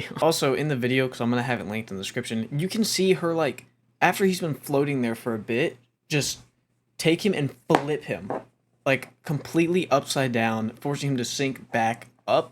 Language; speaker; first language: English; native; English